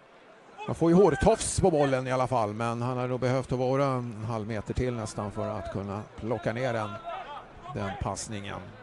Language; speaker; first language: Swedish; native; Swedish